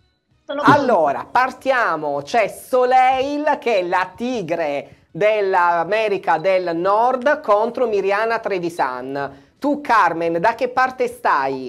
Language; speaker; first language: Italian; native; Italian